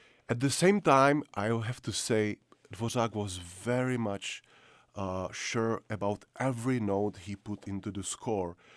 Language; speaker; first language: English; non-native, fluent; Czech